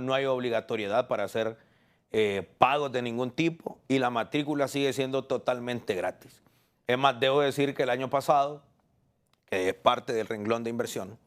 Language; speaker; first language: Spanish; native; Spanish